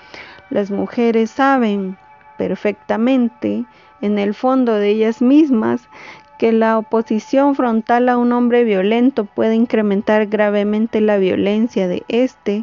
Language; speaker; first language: Spanish; native; Spanish